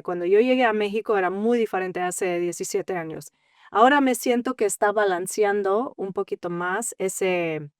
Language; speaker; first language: Spanish; early bilingual, heritage; English